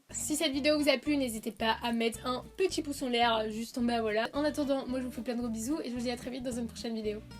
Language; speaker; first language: French; early bilingual, other home language; Portuguese